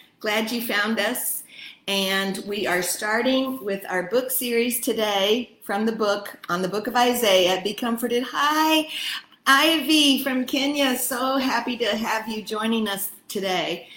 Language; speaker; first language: English; native; English